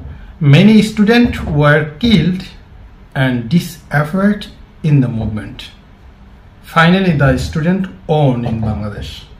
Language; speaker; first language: English; non-native, learner; Bangla